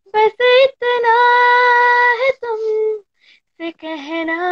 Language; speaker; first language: Hindi; native; Hindi